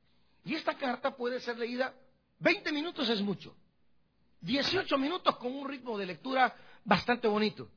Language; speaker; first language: Spanish; native; Spanish